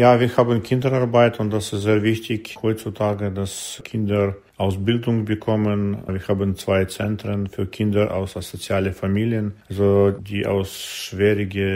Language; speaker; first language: German; non-native, learner; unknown